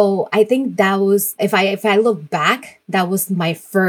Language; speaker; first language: English; non-native, fluent; Spanish